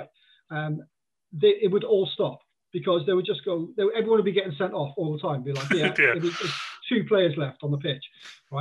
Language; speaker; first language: English; native; English